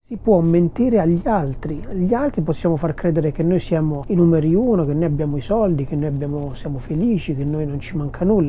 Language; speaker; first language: Italian; native; Italian